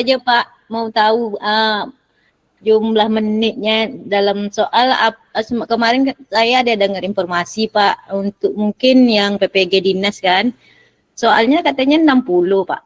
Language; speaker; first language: Indonesian; native; Indonesian